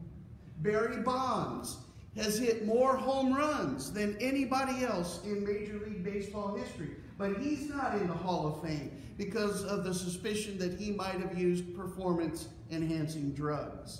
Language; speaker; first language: English; native; English